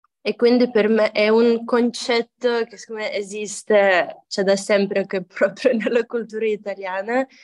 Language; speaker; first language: Italian; non-native, fluent; Lithuanian